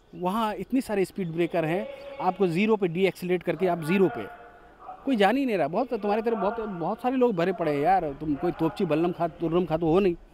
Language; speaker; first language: Hindi; native; Hindi